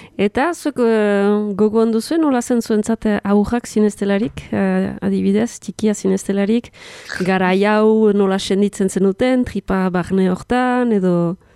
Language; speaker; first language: Basque; native; Basque